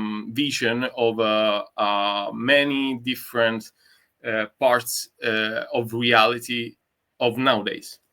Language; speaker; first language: English; non-native, learner; Italian